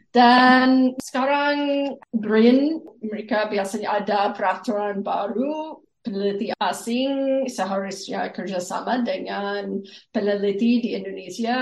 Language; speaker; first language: Indonesian; non-native, fluent; English